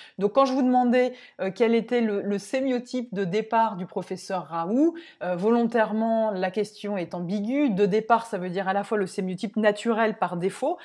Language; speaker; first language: French; native; French